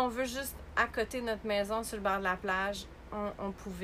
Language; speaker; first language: French; native; French